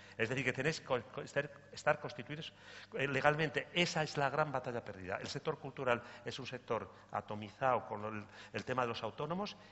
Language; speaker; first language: Spanish; native; Spanish